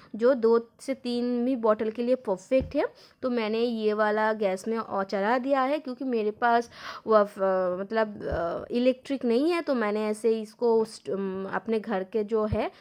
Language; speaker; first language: Hindi; non-native, local second language; Bangla